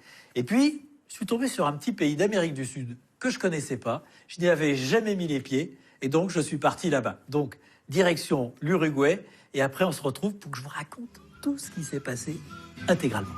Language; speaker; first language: French; native; French